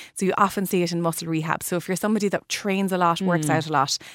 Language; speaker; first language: English; native; English